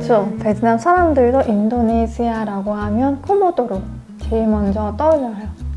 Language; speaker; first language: Korean; non-native, learner; Vietnamese